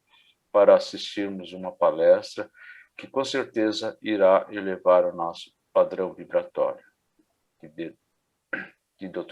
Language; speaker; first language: Portuguese; native; Portuguese